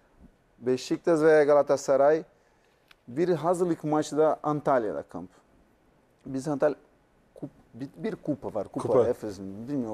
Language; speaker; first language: Turkish; non-native, learner; Portuguese